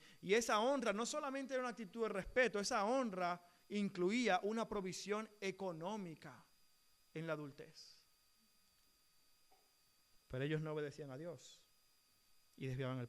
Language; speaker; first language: Spanish; native; Spanish